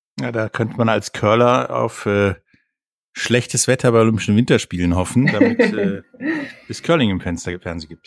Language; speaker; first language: German; native; German